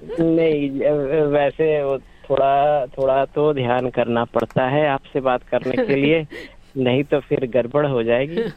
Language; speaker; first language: Urdu; non-native, local second language; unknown